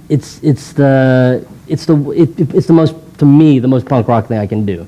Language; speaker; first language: English; native; English